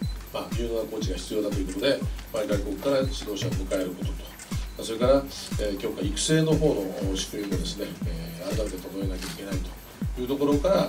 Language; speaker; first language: Japanese; native; Japanese